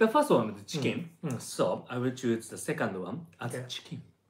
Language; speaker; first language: English; non-native, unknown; Japanese